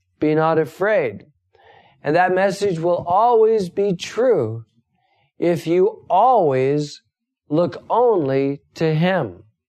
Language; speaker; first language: English; native; English